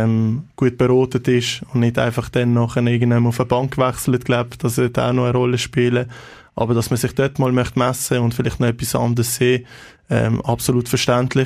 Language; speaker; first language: German; native; German